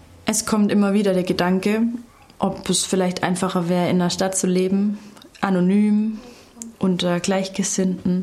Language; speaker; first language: German; native; German